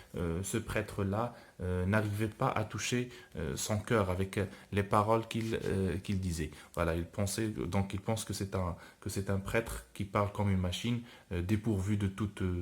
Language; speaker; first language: French; non-native, local second language; Arabic